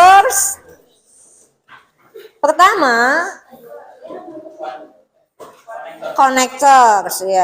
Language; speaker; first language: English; non-native, fluent; Indonesian